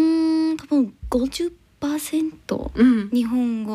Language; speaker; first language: Japanese; non-native, learner; English